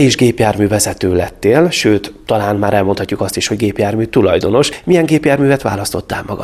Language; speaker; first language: Hungarian; native; Hungarian